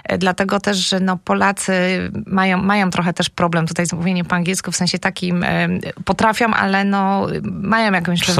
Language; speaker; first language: Polish; native; Polish